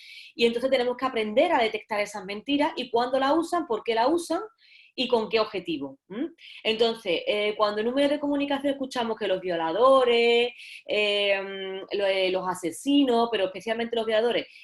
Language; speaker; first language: Spanish; native; Spanish